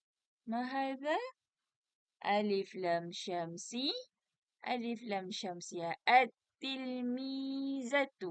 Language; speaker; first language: Arabic; non-native, learner; Malay